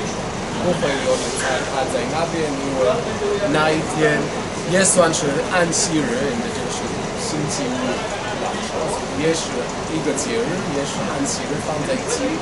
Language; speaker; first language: Chinese; non-native, fluent; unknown